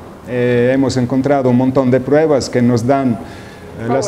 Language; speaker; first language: Spanish; non-native, fluent; Italian